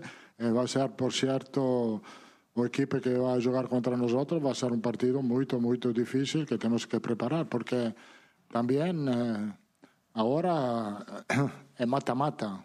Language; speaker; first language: Portuguese; non-native, fluent; Italian